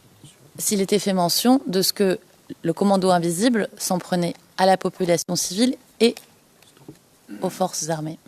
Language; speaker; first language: French; native; French